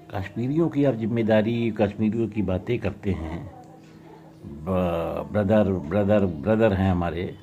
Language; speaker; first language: Hindi; native; Hindi